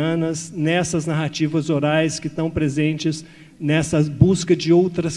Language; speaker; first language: Portuguese; native; Portuguese